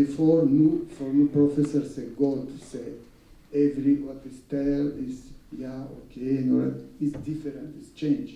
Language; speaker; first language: English; non-native, learner; Russian